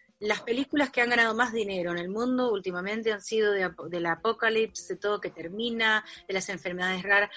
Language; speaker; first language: Spanish; early bilingual, heritage; Spanish